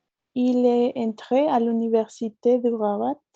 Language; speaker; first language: French; non-native, learner; Spanish